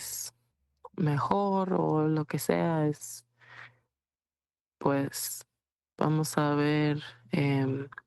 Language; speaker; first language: Spanish; non-native, fluent; English